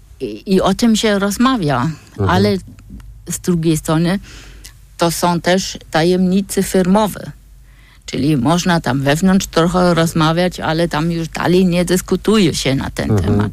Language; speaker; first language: Polish; non-native, fluent; German